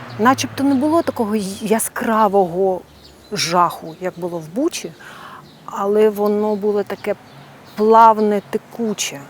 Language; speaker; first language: Ukrainian; non-native, local second language; Russian